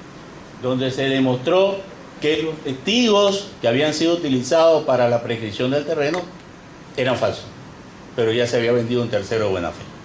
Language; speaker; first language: Spanish; native; Spanish